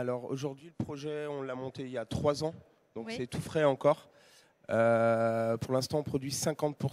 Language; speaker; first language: French; native; French